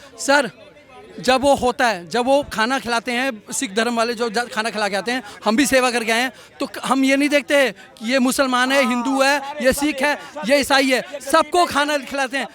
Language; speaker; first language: Hindi; non-native, local second language; Punjabi